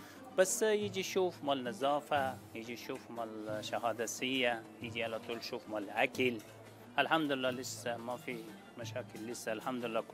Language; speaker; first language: Arabic; non-native, learner; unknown